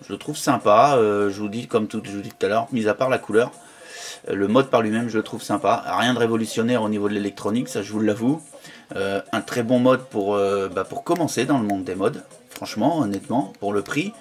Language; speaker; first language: French; native; French